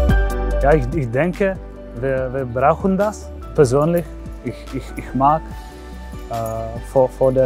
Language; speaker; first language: German; non-native, learner; Czech